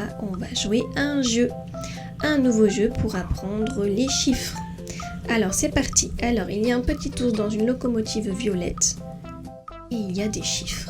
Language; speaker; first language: French; native; French